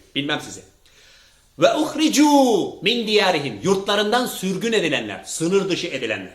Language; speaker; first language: Turkish; early bilingual, heritage; Turkish